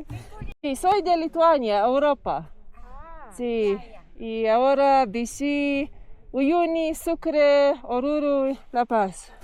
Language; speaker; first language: Spanish; non-native, learner; Lithuanian